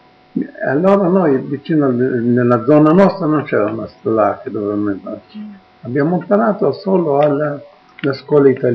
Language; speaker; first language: Italian; non-native, local second language; Arabic